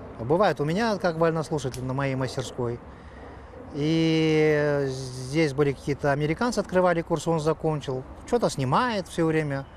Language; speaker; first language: Russian; native; Russian